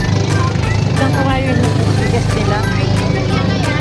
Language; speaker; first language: Filipino; native; Filipino